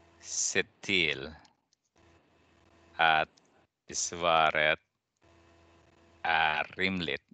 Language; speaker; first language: Swedish; non-native, fluent; Persian